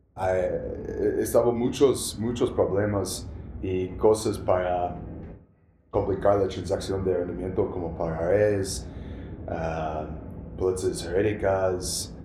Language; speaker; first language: Spanish; non-native, learner; English